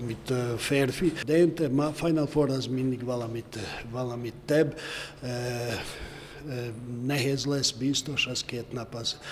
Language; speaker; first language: Hungarian; non-native, learner; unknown